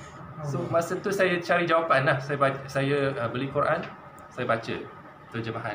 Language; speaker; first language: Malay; non-native, local second language; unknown